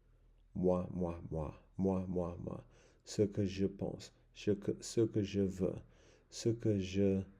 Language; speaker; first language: French; non-native, learner; English